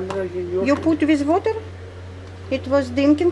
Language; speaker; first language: English; non-native, learner; Russian